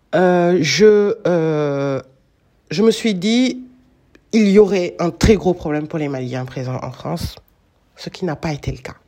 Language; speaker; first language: French; non-native, local second language; Wolof